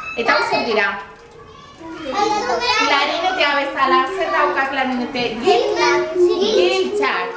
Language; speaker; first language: Basque; non-native, local second language; Spanish